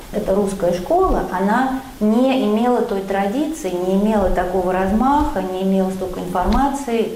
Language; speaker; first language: Russian; native; Russian